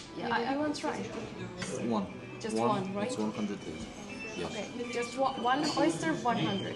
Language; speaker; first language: English; non-native, learner; Turkish